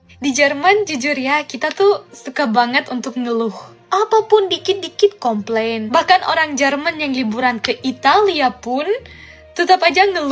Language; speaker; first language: Indonesian; non-native, fluent; German